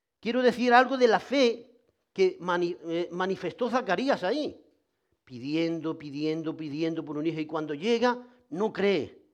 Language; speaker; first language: Spanish; native; Spanish